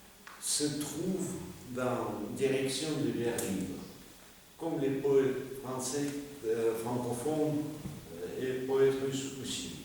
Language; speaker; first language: French; non-native, fluent; Russian